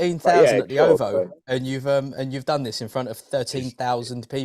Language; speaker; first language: English; native; English